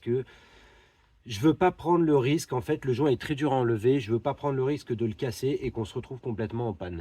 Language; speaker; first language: French; native; French